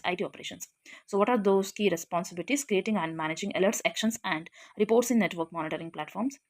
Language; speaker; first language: English; non-native, local second language; Kannada